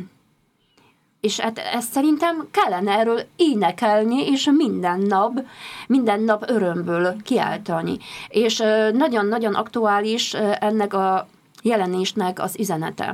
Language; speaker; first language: Hungarian; non-native, fluent; Polish